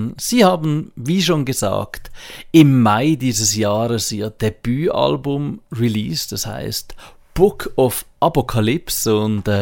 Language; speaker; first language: German; native; German